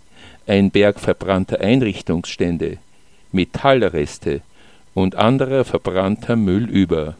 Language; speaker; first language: German; native; German